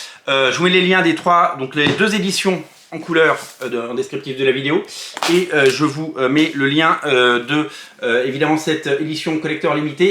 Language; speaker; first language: French; native; French